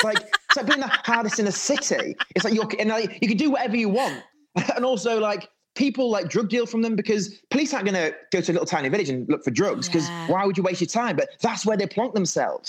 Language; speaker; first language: English; native; English